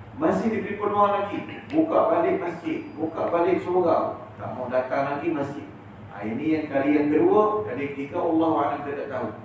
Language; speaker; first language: Malay; early bilingual, heritage; Malay